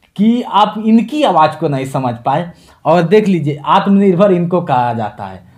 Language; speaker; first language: Hindi; native; Hindi